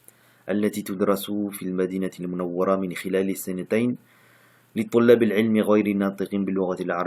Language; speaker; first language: Arabic; non-native, fluent; French